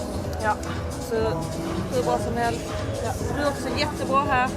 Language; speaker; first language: Swedish; native; Swedish